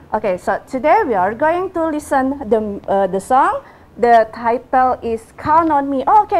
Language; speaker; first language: English; non-native, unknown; Indonesian